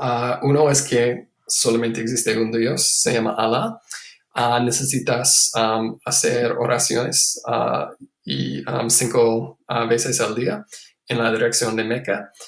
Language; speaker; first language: Spanish; non-native, fluent; English